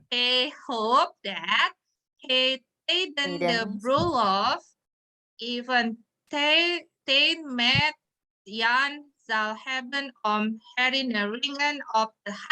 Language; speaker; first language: Dutch; non-native, learner; Indonesian